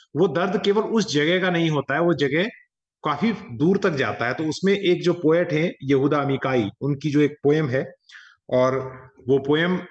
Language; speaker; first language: Hindi; native; Hindi